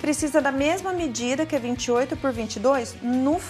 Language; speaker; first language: Portuguese; native; Portuguese